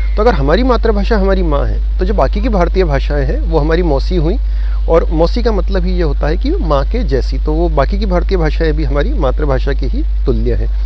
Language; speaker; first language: Hindi; native; Hindi